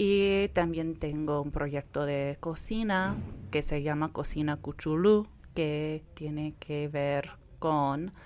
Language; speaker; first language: Spanish; non-native, fluent; Persian